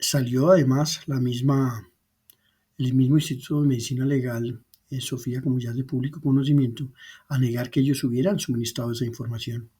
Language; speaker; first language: Spanish; native; Spanish